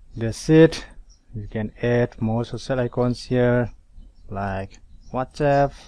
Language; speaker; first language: English; non-native, local second language; Manipuri